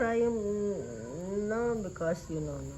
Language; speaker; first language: English; non-native, learner; Indonesian